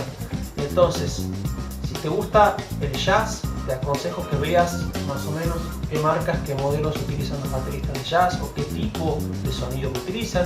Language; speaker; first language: Spanish; native; Spanish